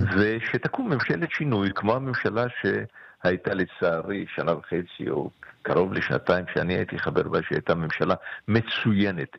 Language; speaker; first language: Hebrew; native; Hebrew